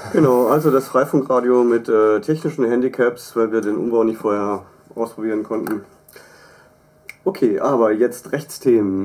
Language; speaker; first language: German; native; German